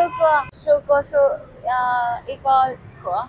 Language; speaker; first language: Chinese; non-native, fluent; Vietnamese